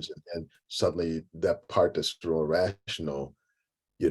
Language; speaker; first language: English; native; English